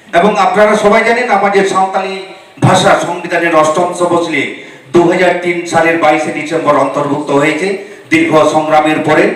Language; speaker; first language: Bangla; non-native, local second language; Santali